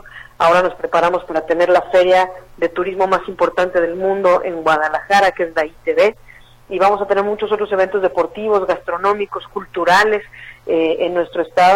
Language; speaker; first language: Spanish; native; Spanish